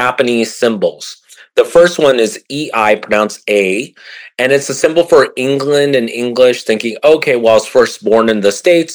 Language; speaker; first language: English; early bilingual, other home language; Japanese